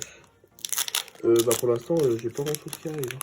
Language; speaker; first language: French; native; French